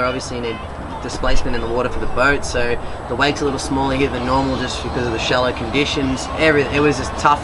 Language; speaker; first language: English; native; English